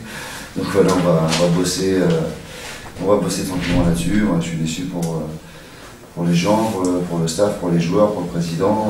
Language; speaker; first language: French; native; French